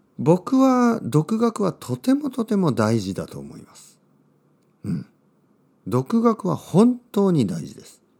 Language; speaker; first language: Japanese; native; Japanese